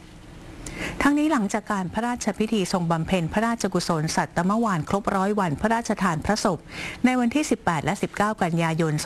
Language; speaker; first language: Thai; native; Thai